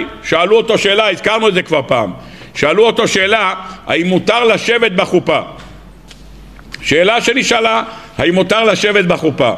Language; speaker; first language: Hebrew; native; Hebrew